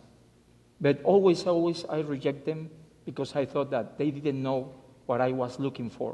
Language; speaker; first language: English; non-native, fluent; Spanish